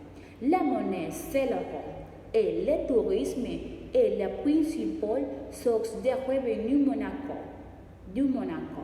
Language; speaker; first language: French; non-native, learner; Spanish